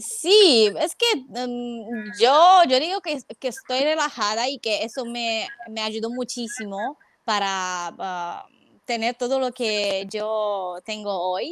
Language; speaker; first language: Spanish; non-native, fluent; Romanian